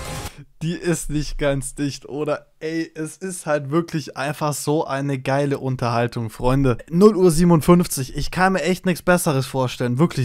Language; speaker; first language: German; native; German